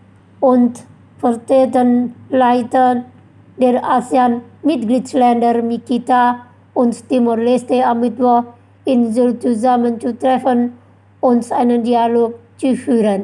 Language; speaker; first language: German; non-native, fluent; Indonesian